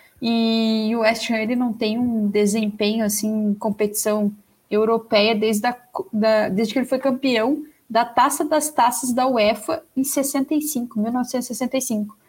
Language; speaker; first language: Portuguese; native; Portuguese